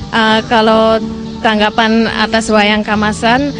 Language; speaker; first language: Indonesian; non-native, fluent; English